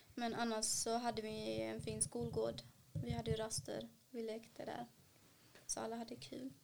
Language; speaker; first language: Swedish; early bilingual, other home language; Kannada